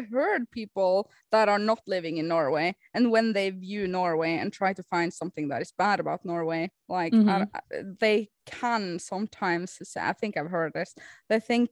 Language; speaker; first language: English; non-native, fluent; Norwegian